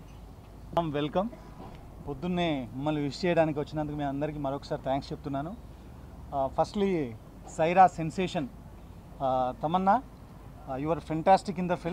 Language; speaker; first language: Telugu; native; Telugu